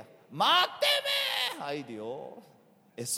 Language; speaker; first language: Spanish; non-native, fluent; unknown